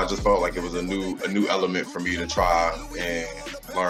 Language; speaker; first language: English; native; English